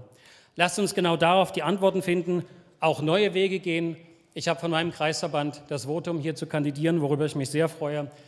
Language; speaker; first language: German; native; German